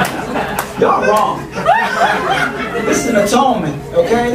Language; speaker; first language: English; native; English